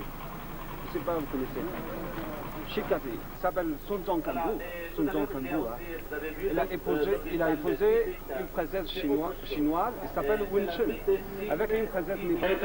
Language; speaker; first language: French; non-native, learner; Tibetan